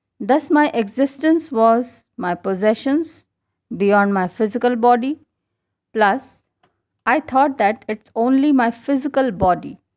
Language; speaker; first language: English; non-native, local second language; Hindi